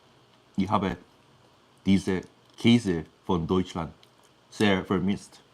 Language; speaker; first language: German; non-native, learner; English